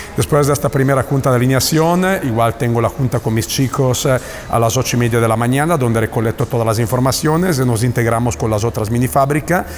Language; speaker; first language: Spanish; non-native, fluent; Italian